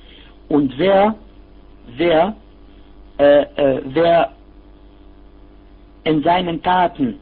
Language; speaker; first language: German; non-native, fluent; Arabic